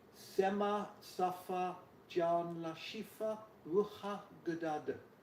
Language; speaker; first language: Turkish; non-native, learner; English